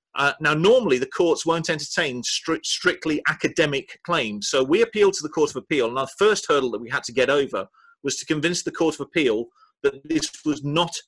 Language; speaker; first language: English; native; English